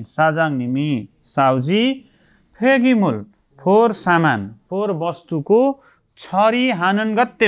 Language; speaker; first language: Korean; non-native, fluent; Nepali